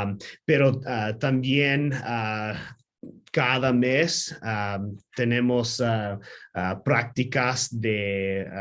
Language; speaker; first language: Spanish; non-native, learner; English